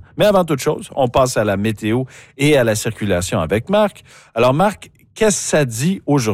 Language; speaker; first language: French; native; French